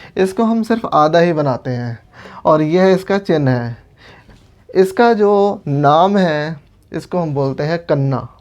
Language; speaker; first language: Hindi; non-native, local second language; Punjabi